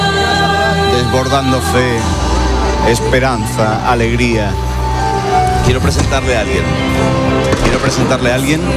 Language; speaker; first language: Spanish; native; Spanish